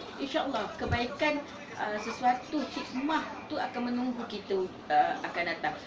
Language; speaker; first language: Malay; native; Malay